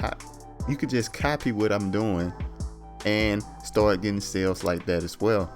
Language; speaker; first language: English; native; English